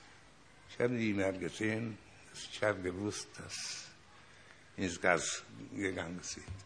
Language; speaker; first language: German; non-native, learner; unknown